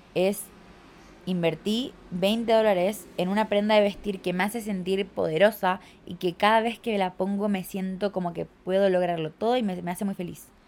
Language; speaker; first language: Spanish; native; Spanish